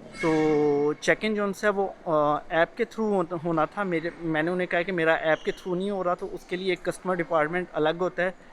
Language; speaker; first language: Urdu; non-native, local second language; Punjabi